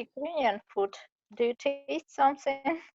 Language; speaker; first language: English; non-native, learner; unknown